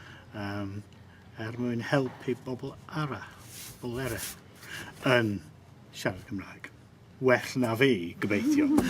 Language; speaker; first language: Welsh; non-native, fluent; English